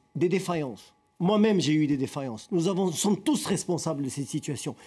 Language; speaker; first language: French; non-native, local second language; Arabic